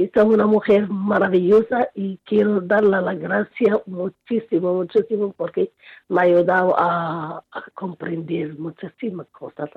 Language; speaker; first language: Spanish; non-native, fluent; Arabic